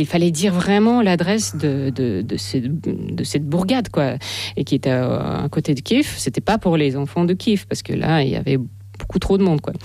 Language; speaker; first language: French; non-native, fluent; Russian